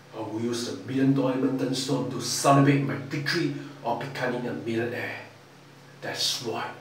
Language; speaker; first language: English; non-native, local second language; Chinese